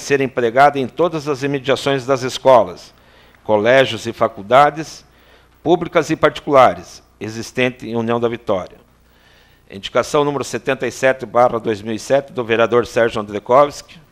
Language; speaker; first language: Portuguese; native; Portuguese